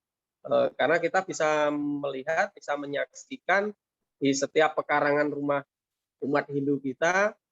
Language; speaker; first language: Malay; non-native, local second language; Javanese